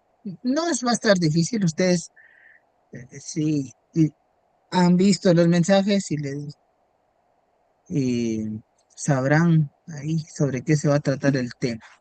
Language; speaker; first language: Spanish; native; Spanish